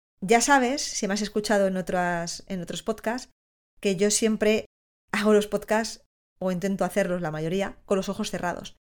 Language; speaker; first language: Spanish; native; Spanish